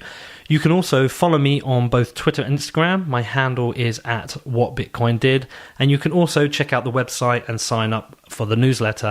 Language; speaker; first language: English; native; English